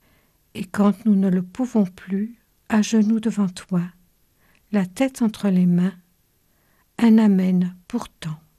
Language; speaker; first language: French; native; French